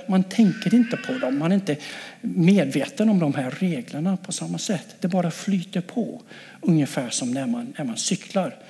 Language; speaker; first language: Swedish; non-native, fluent; English